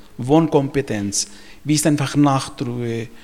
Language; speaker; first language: German; non-native, fluent; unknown